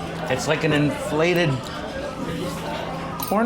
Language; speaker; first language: English; native; English